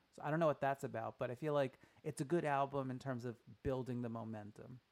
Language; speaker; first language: English; native; English